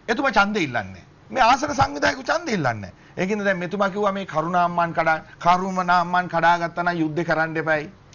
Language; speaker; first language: Sinhala; native; Sinhala